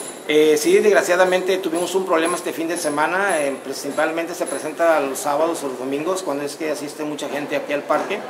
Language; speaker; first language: Spanish; native; Spanish